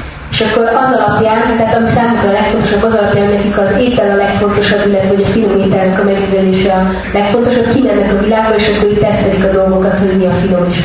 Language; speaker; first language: Hungarian; native; Hungarian